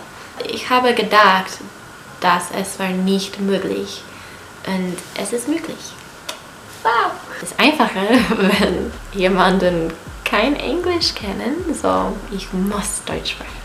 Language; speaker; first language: German; non-native, learner; English